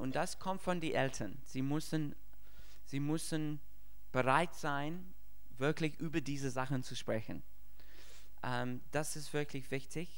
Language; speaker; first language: German; non-native, fluent; English